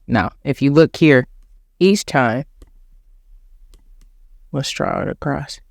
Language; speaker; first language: English; native; English